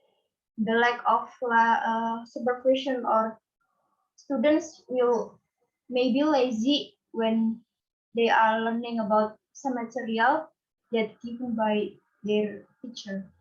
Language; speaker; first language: English; non-native, fluent; Indonesian